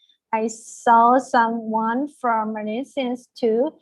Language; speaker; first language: English; non-native, fluent; Thai